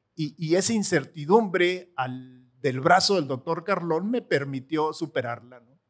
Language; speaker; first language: Spanish; native; Spanish